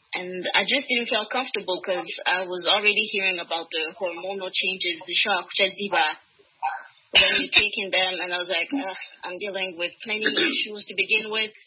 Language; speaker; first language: English; non-native, fluent; Rundi